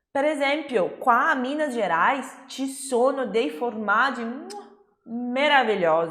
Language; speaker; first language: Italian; non-native, fluent; Portuguese